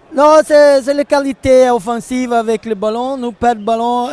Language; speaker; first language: French; non-native, learner; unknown